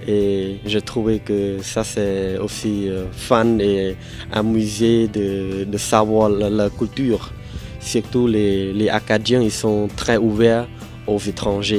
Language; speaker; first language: French; non-native, fluent; Khmer